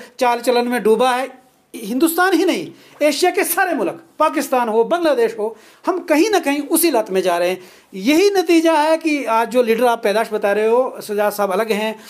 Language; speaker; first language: Hindi; non-native, local second language; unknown